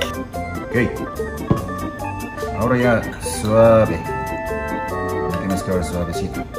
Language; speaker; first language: Spanish; non-native, learner; Japanese